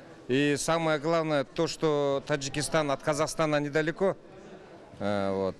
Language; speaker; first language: Russian; non-native, local second language; Kazakh